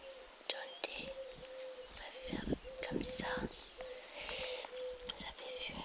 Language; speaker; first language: French; non-native, local second language; Arabic